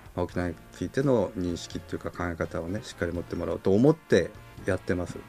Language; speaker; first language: Japanese; native; Japanese